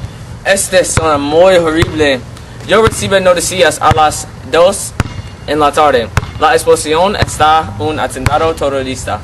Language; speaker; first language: Spanish; non-native, learner; English